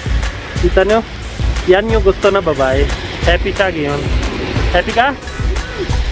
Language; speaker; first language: Filipino; non-native, learner; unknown